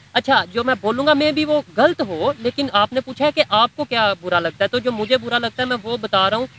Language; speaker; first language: Urdu; native; Urdu